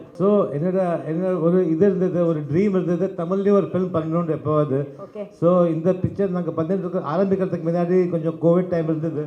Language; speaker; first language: Tamil; early bilingual, heritage; Tamil